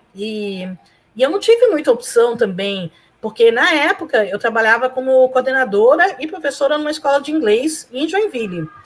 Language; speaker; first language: Portuguese; early bilingual, other home language; Spanish